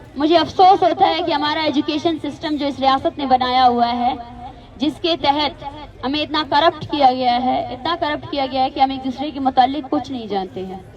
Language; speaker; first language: Urdu; non-native, local second language; Baluchi